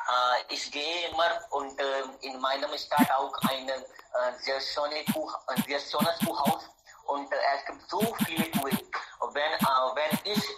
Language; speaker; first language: German; non-native, learner; Hindi